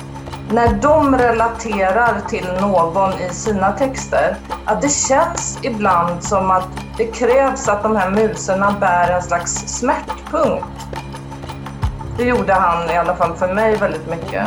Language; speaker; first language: Swedish; native; Swedish